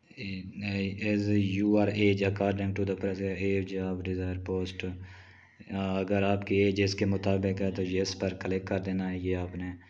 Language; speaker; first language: Urdu; non-native, local second language; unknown